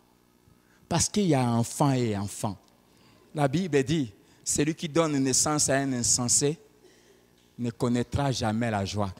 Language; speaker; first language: French; non-native, local second language; Lingala